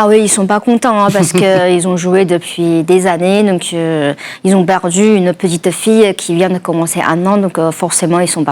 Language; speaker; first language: French; non-native, fluent; Chinese